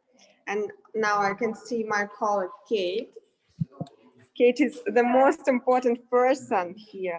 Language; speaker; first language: English; non-native, fluent; Russian